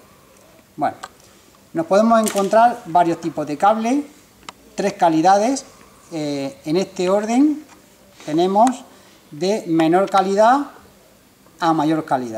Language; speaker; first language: Spanish; native; Spanish